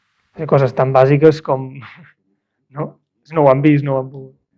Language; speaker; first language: Catalan; native; Catalan